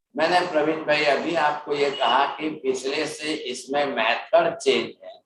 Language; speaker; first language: Hindi; non-native, local second language; Gujarati